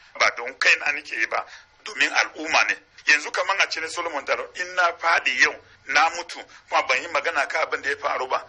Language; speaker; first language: Hausa; non-native, local second language; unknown